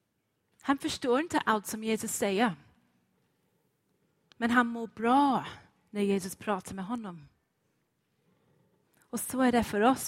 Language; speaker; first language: Swedish; non-native, fluent; English